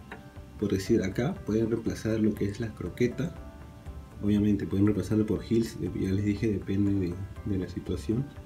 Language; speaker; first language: Spanish; native; Spanish